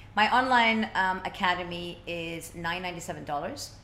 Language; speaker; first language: English; early bilingual, other home language; Swedish